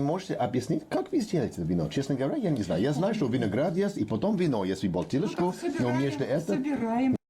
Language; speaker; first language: Russian; non-native, learner; English